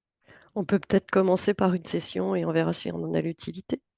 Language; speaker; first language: French; native; French